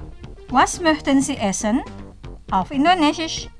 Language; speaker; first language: German; non-native, fluent; Indonesian